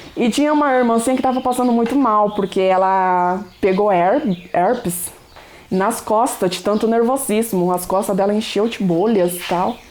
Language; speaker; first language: Portuguese; native; Portuguese